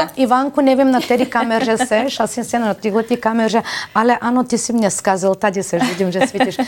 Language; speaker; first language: Czech; non-native, fluent; Bulgarian